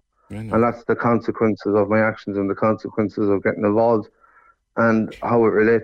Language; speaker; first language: English; native; English